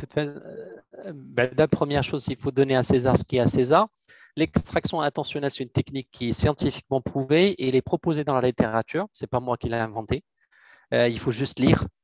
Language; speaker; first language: French; non-native, local second language; Arabic